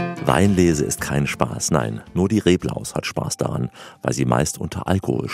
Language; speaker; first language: German; native; German